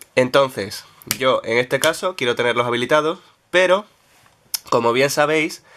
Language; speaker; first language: Spanish; native; Spanish